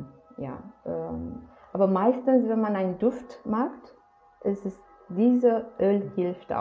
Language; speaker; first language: German; non-native, fluent; Romanian